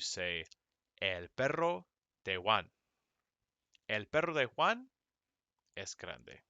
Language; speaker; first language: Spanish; non-native, fluent; English